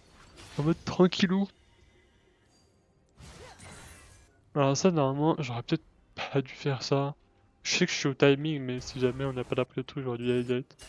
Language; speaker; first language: French; native; French